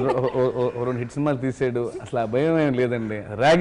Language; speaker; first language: Telugu; native; Telugu